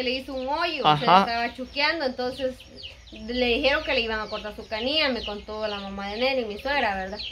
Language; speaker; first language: Spanish; native; Spanish